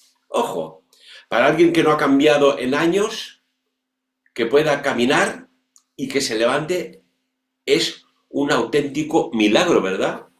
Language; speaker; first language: Spanish; non-native, local second language; Catalan